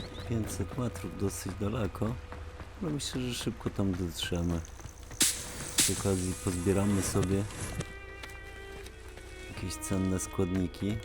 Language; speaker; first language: Polish; native; Polish